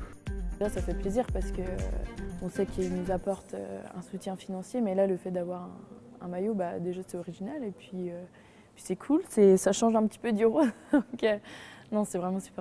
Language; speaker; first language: French; native; French